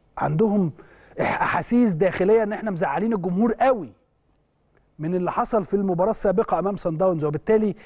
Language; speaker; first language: Arabic; native; Arabic